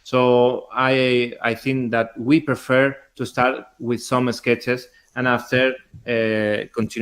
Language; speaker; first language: English; non-native, learner; Spanish